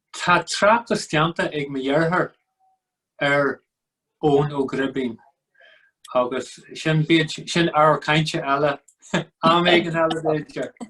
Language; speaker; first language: Irish; non-native, local second language; English